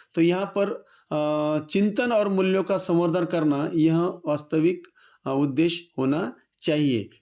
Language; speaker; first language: Hindi; non-native, local second language; Marathi